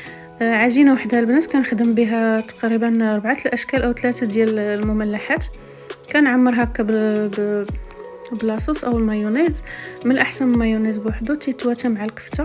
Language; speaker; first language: Arabic; native; Arabic